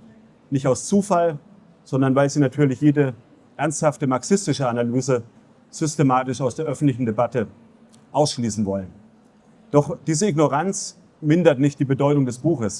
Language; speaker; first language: German; native; German